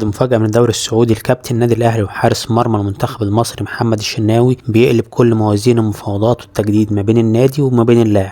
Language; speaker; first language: Arabic; native; Arabic